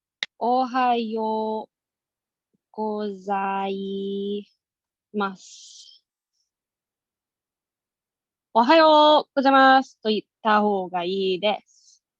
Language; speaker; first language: Japanese; non-native, learner; English